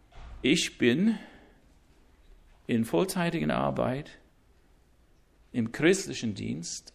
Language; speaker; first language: German; non-native, fluent; English